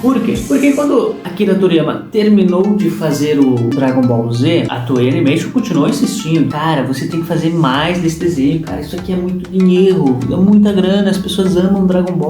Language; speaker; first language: Portuguese; native; Portuguese